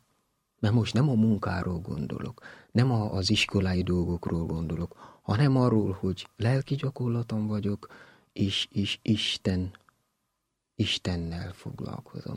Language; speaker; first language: Hungarian; non-native, learner; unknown